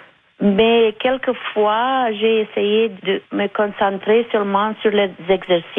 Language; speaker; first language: French; non-native, fluent; Romanian